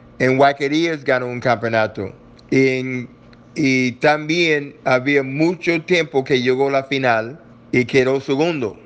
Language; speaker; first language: Spanish; non-native, learner; English